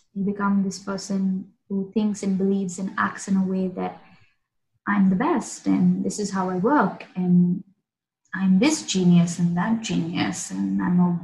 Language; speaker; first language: English; non-native, local second language; Hindi